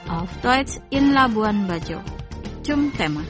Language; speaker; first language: German; non-native, fluent; Indonesian